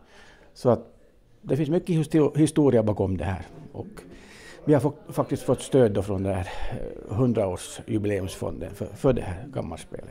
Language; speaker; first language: Swedish; native; Swedish